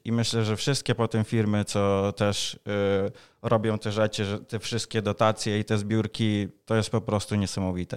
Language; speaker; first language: Polish; non-native, fluent; Ukrainian